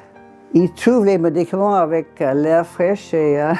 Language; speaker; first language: French; non-native, fluent; English